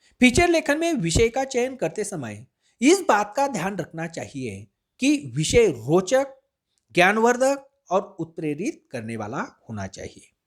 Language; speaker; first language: Hindi; non-native, local second language; Marathi